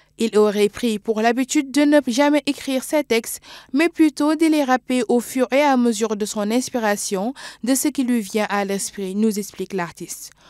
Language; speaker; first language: French; non-native, local second language; Wolof